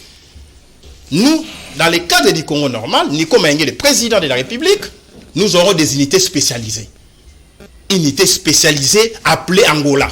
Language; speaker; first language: French; non-native, local second language; Lingala